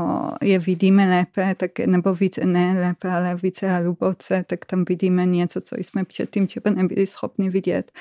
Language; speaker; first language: Czech; non-native, fluent; Hebrew